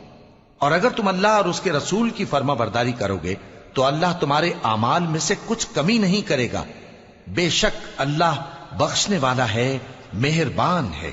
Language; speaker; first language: Urdu; native; Urdu